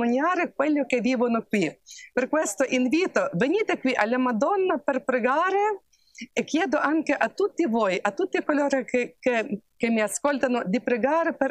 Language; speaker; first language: Italian; non-native, fluent; Ukrainian